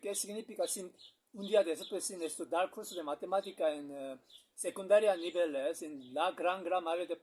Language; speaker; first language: Spanish; non-native, learner; Korean